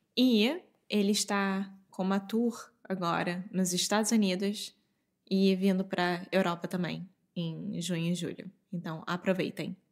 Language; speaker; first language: Portuguese; native; Portuguese